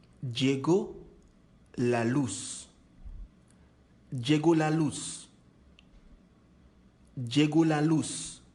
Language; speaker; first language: Spanish; non-native, learner; Haitian Creole